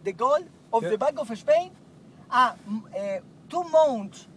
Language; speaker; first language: English; non-native, learner; Spanish